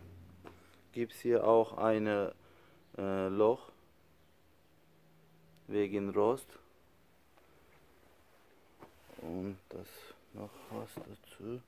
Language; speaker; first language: German; non-native, learner; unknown